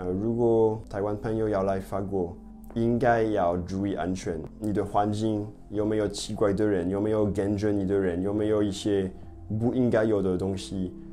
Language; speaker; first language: Chinese; non-native, fluent; French